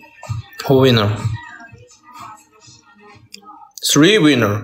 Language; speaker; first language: English; non-native, learner; Russian